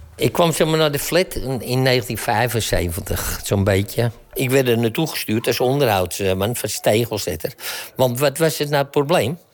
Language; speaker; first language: Dutch; native; Dutch